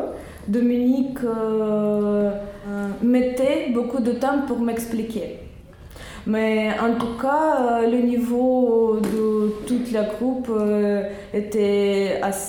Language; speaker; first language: French; non-native, learner; Russian